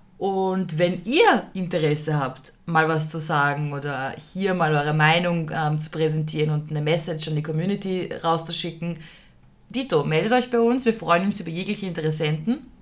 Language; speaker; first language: German; early bilingual, other home language; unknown